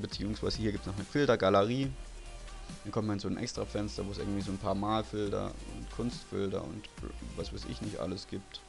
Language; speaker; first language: German; native; German